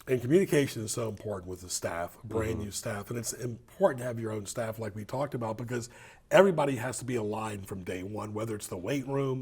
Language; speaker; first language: English; native; English